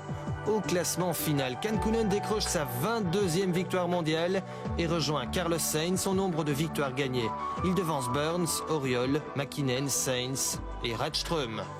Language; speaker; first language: French; native; French